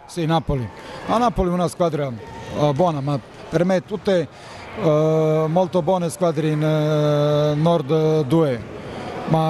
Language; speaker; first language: Italian; non-native, learner; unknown